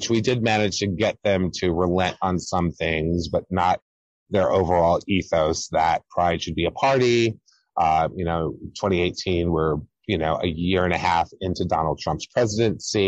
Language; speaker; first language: English; native; English